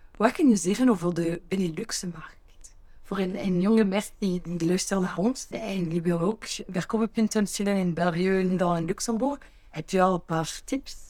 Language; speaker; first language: Dutch; non-native, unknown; French